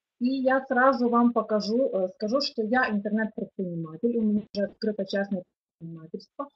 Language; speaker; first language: Russian; non-native, local second language; Ukrainian